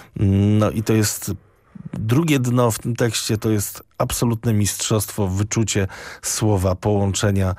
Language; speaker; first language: Polish; native; Polish